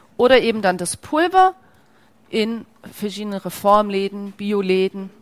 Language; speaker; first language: German; non-native, fluent; Greek